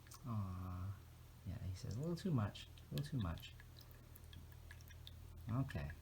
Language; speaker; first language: English; native; English